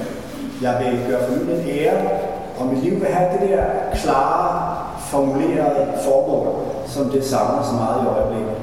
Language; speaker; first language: Danish; native; Danish